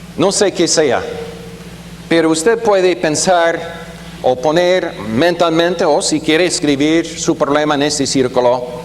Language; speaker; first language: Spanish; non-native, fluent; German